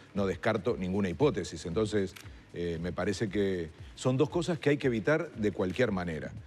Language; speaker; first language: Spanish; native; Spanish